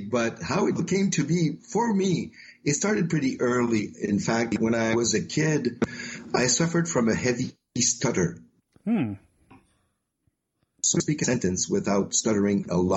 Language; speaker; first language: English; non-native, fluent; French